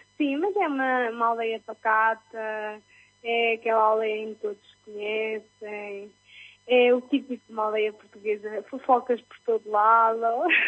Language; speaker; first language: Portuguese; early bilingual, other home language; Spanish